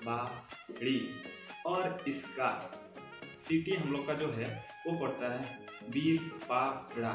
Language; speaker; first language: Hindi; non-native, local second language; Bangla